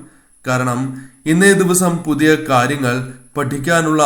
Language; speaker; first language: Malayalam; native; Malayalam